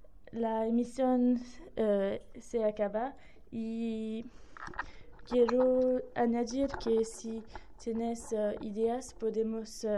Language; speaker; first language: Spanish; non-native, learner; French